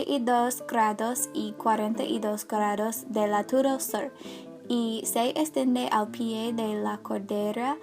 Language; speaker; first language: Spanish; non-native, learner; English